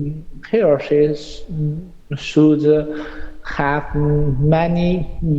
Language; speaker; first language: English; non-native, learner; Chinese